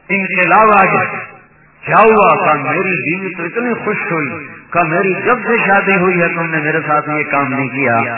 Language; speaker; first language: Urdu; non-native, local second language; Punjabi